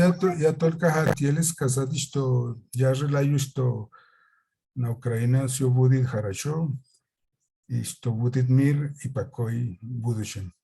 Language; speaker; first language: Russian; non-native, fluent; Spanish